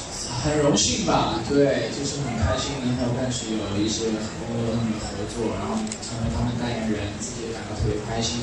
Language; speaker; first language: Chinese; native; Chinese